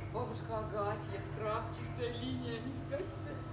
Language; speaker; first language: Russian; native; Russian